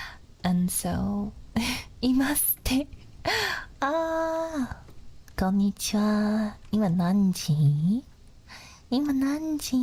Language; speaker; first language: Japanese; non-native, learner; English